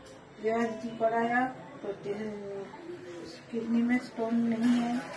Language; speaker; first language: Hindi; non-native, local second language; Bangla